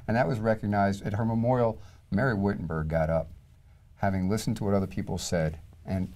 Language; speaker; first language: English; native; English